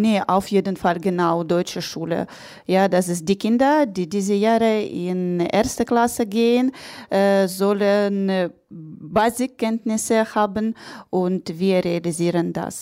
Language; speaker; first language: German; non-native, learner; Ukrainian